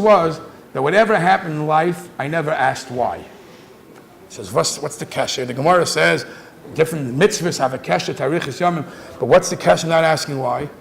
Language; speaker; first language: English; native; English